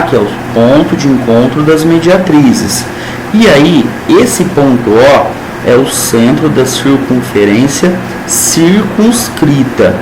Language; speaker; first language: Portuguese; native; Portuguese